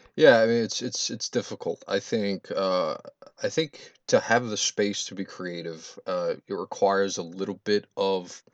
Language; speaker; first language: English; early bilingual, other home language; Albanian